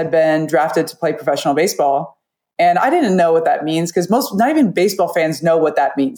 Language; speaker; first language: English; native; English